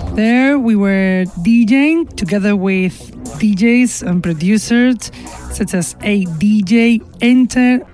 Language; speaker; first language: English; non-native, fluent; Spanish